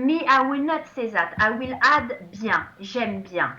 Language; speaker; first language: English; non-native, fluent; French